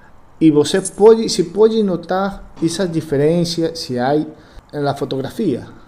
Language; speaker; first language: Portuguese; non-native, learner; Spanish